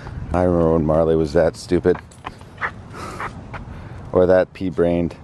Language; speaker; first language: English; native; English